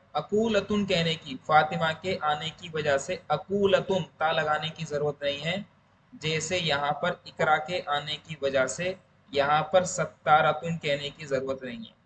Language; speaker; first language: Urdu; native; Urdu